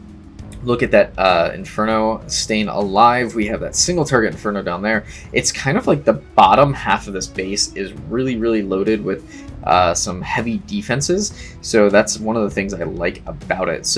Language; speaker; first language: English; native; English